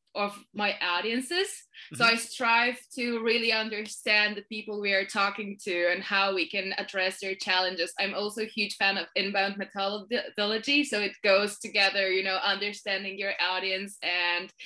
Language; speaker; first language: English; non-native, fluent; Polish